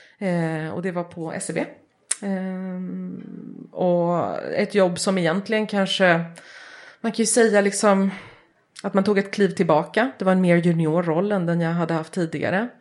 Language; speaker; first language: Swedish; early bilingual, heritage; Swedish